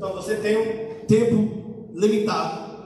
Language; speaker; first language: Portuguese; native; Portuguese